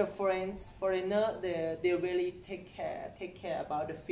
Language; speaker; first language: English; non-native, learner; Thai